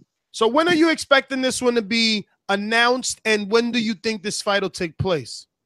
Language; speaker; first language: English; early bilingual, other home language; Spanish